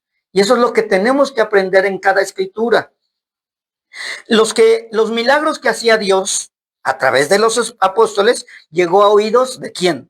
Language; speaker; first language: Spanish; native; Spanish